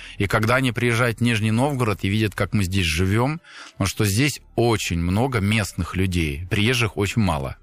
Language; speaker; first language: Russian; non-native, fluent; German